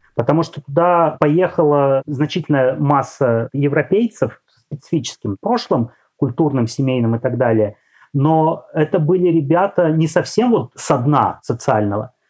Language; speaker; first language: Russian; native; Russian